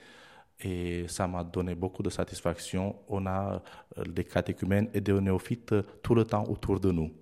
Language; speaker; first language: French; non-native, fluent; Romanian